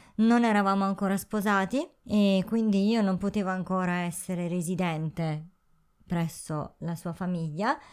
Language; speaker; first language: Italian; native; Italian